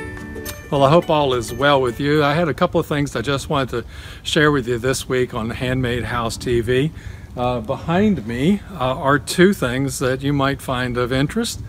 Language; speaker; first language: English; native; English